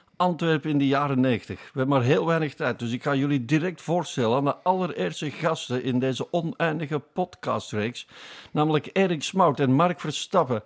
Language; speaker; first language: Dutch; native; Dutch